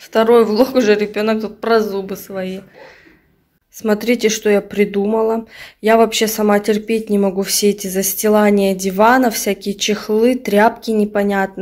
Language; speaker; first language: Russian; native; Russian